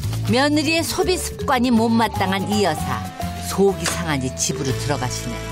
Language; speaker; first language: Korean; native; Korean